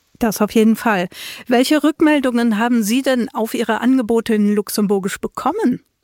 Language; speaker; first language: German; native; German